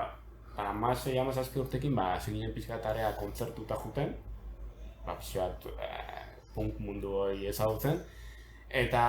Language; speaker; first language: Basque; native; Basque